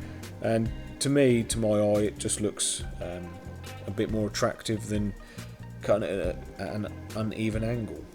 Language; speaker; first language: English; native; English